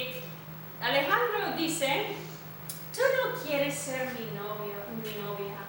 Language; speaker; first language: Spanish; non-native, fluent; English